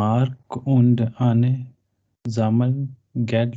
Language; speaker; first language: German; non-native, learner; Urdu